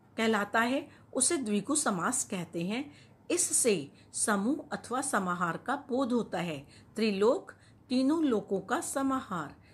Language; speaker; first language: Hindi; native; Hindi